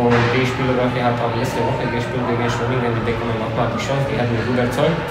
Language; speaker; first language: German; non-native, fluent; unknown